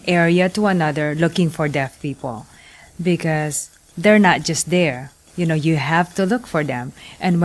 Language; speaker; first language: English; non-native, local second language; Pampanga